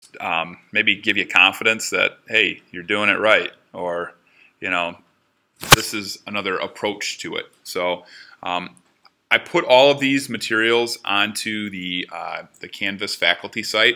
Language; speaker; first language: English; native; English